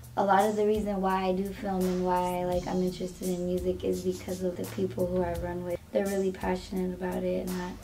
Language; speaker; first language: English; early bilingual, other home language; Spanish